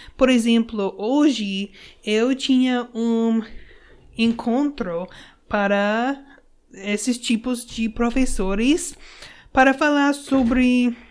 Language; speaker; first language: Portuguese; non-native, learner; English